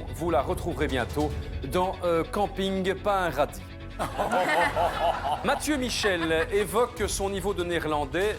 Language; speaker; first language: French; native; French